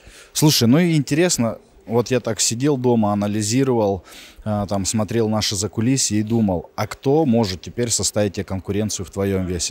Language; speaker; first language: Russian; native; Russian